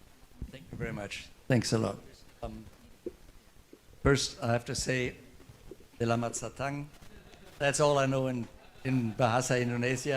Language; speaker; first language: English; non-native, fluent; German